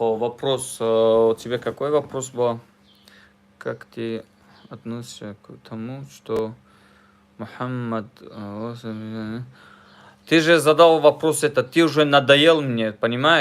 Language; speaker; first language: Russian; non-native, learner; Tajik